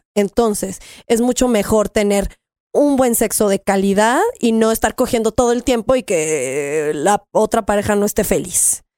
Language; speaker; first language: Spanish; native; Spanish